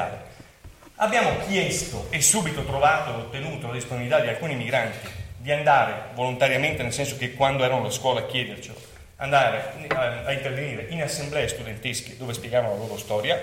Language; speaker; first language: Italian; native; Italian